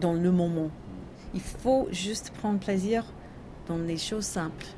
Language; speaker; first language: French; non-native, learner; English